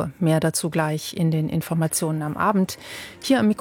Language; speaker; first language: German; native; German